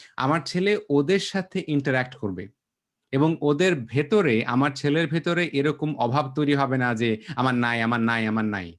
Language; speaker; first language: Bangla; native; Bangla